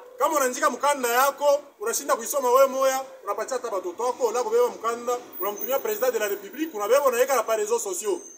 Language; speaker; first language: Swahili; native; Swahili